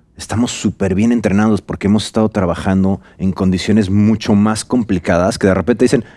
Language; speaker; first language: Spanish; native; Spanish